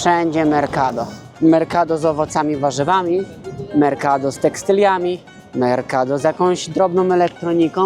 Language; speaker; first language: Polish; native; Polish